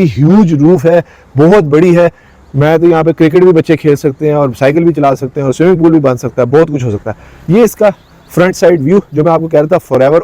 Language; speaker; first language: Urdu; native; Urdu